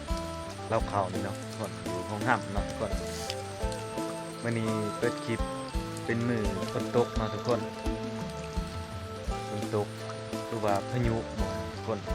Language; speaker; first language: Thai; non-native, local second language; Northeastern Thai